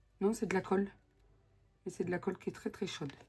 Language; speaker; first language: French; native; French